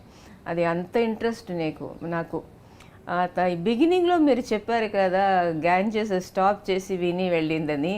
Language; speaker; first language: Telugu; non-native, local second language; Tamil